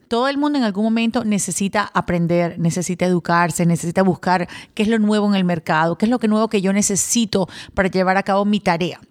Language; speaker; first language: Spanish; early bilingual, other home language; English